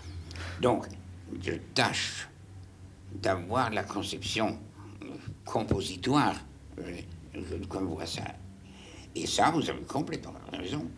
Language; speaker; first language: French; non-native, fluent; German